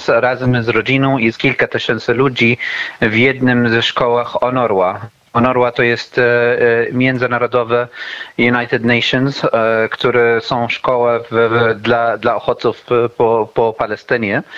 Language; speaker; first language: Polish; non-native, learner; Arabic